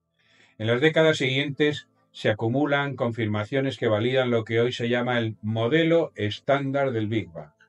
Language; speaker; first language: Spanish; native; Spanish